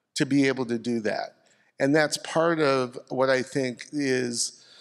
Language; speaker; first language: English; native; English